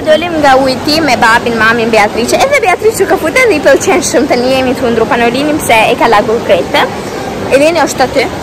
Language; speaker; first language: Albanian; early bilingual, heritage; Albanian